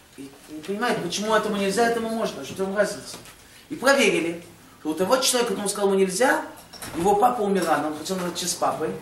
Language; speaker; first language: Russian; early bilingual, heritage; Russian